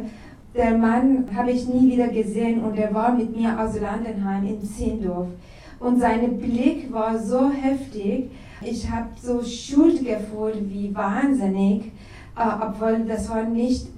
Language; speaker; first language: German; non-native, learner; Persian